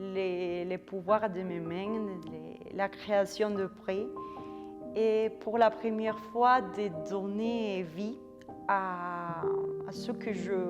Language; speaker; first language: French; non-native, fluent; Spanish